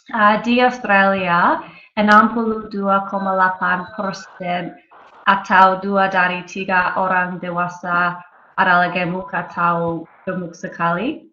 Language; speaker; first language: Indonesian; non-native, learner; English